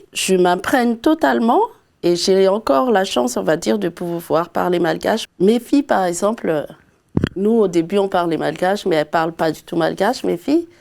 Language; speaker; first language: French; non-native, local second language; Malagasy